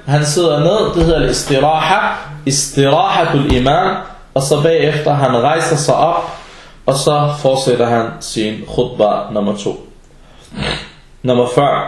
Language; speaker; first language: Danish; non-native, fluent; Arabic